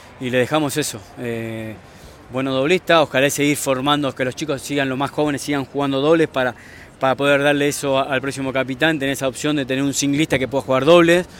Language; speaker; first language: Spanish; native; Spanish